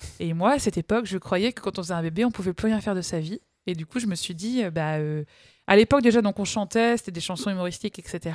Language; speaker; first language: French; native; French